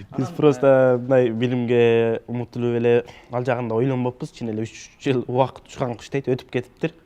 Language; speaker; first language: Kyrgyz; early bilingual, heritage; Kyrgyz